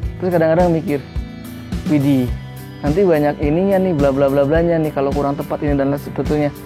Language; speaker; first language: Indonesian; native; Indonesian